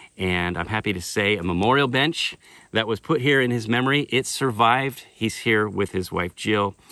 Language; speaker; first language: English; native; English